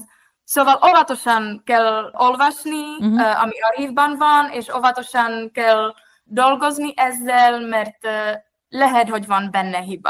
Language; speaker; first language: Hungarian; non-native, fluent; Czech